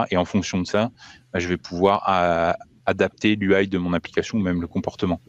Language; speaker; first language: French; native; French